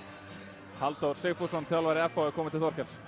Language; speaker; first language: Icelandic; native; Icelandic